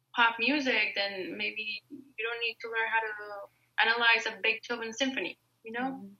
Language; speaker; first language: English; non-native, fluent; Spanish